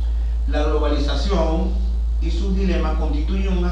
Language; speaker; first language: Spanish; native; Spanish